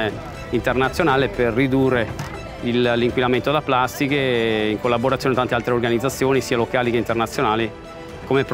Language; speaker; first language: Italian; native; Italian